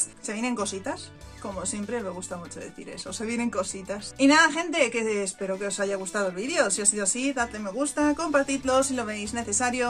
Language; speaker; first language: Spanish; native; Spanish